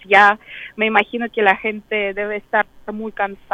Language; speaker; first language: Spanish; non-native, fluent; Russian